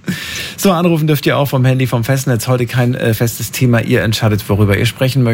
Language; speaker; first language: German; native; German